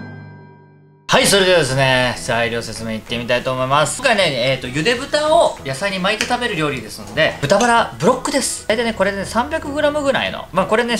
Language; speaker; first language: Japanese; native; Japanese